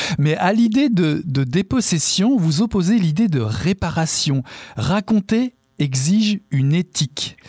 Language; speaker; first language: French; native; French